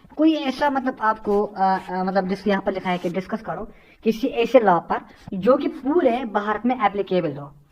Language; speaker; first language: Hindi; non-native, local second language; Kashmiri